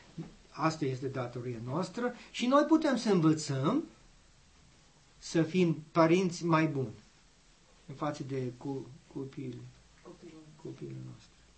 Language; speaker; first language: Romanian; non-native, learner; English